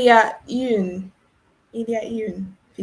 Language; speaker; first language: French; non-native, learner; English